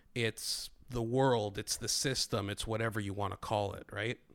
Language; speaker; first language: English; non-native, fluent; Greek